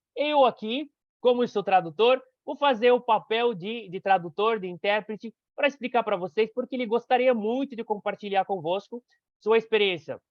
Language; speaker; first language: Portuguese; non-native, fluent; Arabic